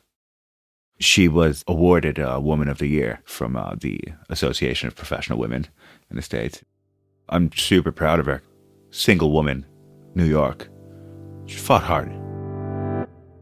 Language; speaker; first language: English; early bilingual, other home language; Portuguese